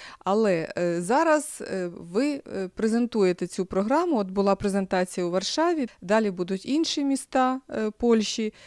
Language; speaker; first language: Ukrainian; native; Ukrainian